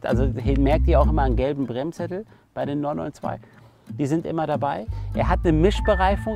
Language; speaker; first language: German; native; German